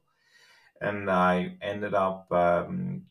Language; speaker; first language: English; non-native, fluent; Swiss German